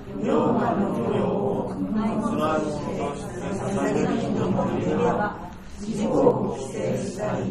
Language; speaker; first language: Japanese; native; Japanese